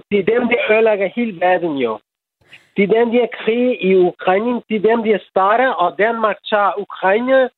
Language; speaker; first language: Danish; non-native, learner; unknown